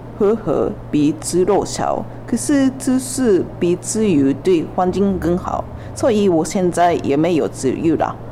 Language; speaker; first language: Chinese; non-native, learner; Japanese